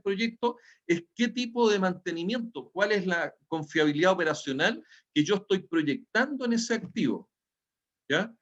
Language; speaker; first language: Spanish; native; Spanish